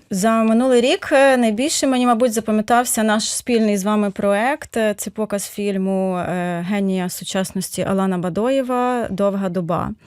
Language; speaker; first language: Ukrainian; native; Ukrainian